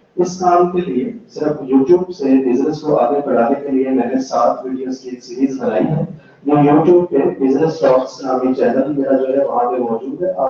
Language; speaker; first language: Urdu; non-native, local second language; Punjabi